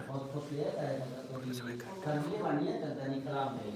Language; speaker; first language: Russian; non-native, learner; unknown